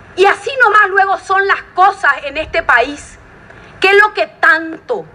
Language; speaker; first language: Spanish; native; Spanish